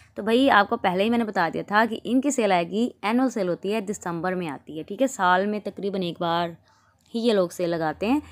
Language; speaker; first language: Hindi; native; Hindi